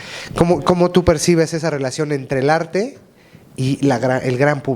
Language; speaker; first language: Spanish; native; Spanish